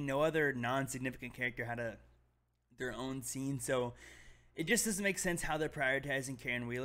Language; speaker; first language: English; native; English